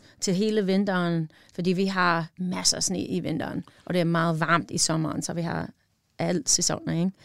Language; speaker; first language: Danish; non-native, learner; English